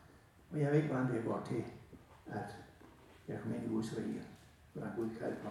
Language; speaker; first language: Danish; native; Danish